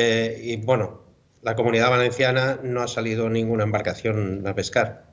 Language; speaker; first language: Spanish; native; Spanish